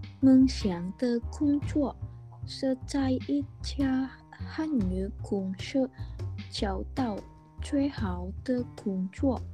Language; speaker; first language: Chinese; non-native, learner; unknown